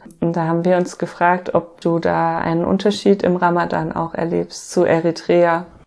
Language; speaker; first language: German; native; German